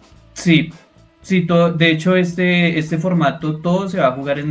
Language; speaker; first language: Spanish; native; Spanish